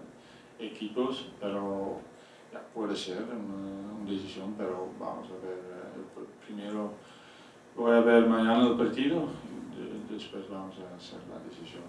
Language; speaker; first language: Spanish; non-native, fluent; Dutch